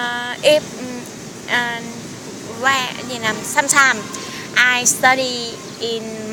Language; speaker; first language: English; non-native, learner; Vietnamese